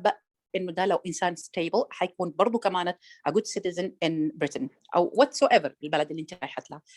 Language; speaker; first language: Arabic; native; Arabic